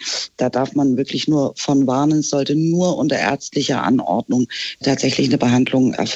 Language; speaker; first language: German; native; German